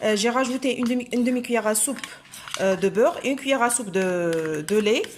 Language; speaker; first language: French; non-native, local second language; Arabic